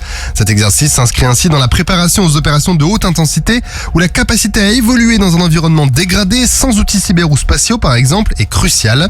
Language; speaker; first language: French; native; French